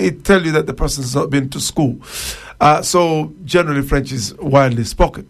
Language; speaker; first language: English; non-native, fluent; Luba-Lulua